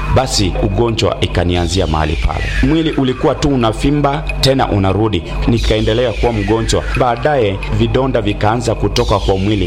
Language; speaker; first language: Swahili; non-native, local second language; Kalenjin